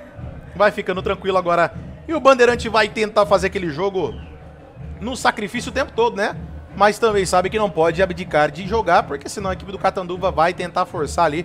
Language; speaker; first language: Portuguese; native; Portuguese